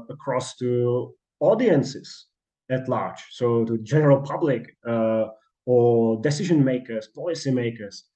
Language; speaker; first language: English; non-native, fluent; Czech